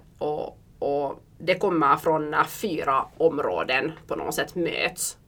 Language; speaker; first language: Swedish; early bilingual, heritage; Swedish